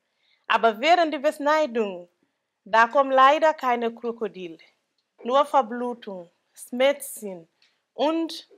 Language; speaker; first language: German; non-native, local second language; Mandingo